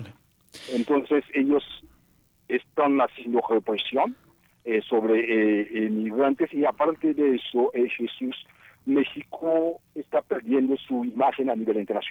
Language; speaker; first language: Spanish; non-native, fluent; Haitian Creole